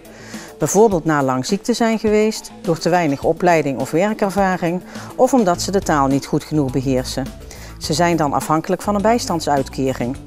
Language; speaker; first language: Dutch; native; Dutch